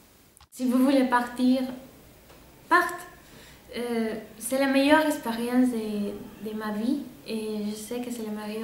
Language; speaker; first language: French; non-native, fluent; Spanish